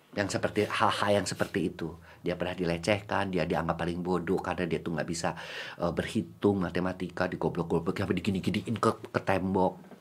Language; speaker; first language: Indonesian; native; Indonesian